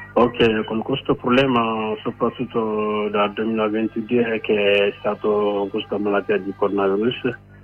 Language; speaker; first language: Italian; non-native, learner; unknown